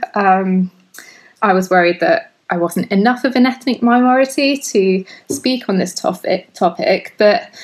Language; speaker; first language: English; early bilingual, other home language; Hindi